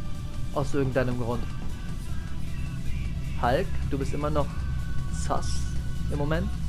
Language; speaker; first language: German; native; German